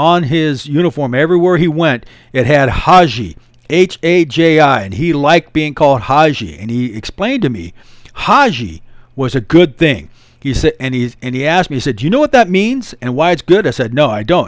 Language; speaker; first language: English; native; English